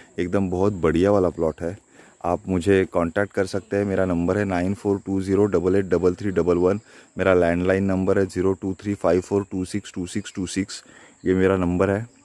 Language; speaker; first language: Hindi; non-native, local second language; Marathi